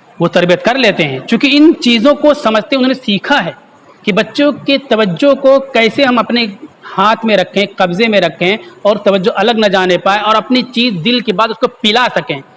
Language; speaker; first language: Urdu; native; Urdu